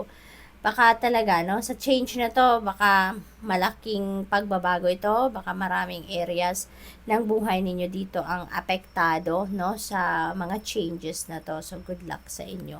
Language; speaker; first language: Filipino; native; Filipino